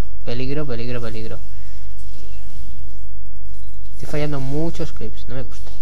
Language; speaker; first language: Spanish; native; Spanish